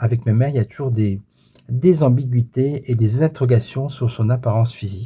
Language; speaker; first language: French; native; French